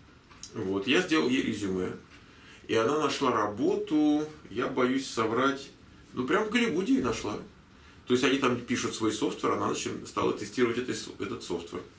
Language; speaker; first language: Russian; native; Russian